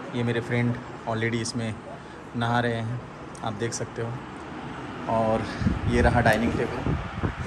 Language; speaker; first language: Hindi; non-native, local second language; Marathi